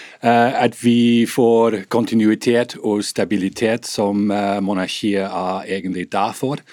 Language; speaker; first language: Norwegian; non-native, fluent; English